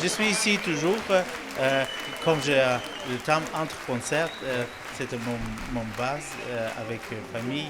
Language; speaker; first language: French; non-native, learner; Russian